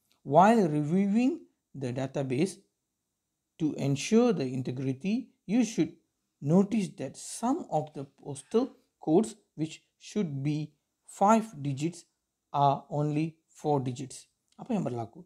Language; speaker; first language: English; non-native, local second language; Tamil